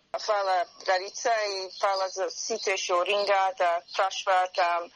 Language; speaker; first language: Macedonian; early bilingual, heritage; Macedonian